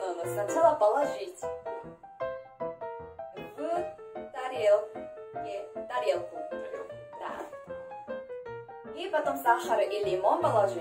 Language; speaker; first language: Russian; non-native, learner; Korean